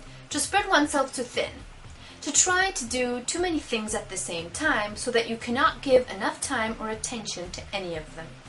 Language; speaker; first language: English; non-native, fluent; Polish